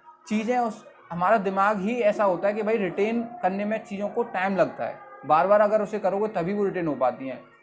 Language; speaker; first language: Hindi; native; Hindi